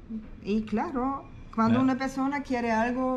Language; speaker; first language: Spanish; non-native, learner; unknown